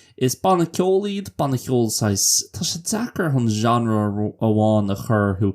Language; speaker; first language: Irish; non-native, local second language; English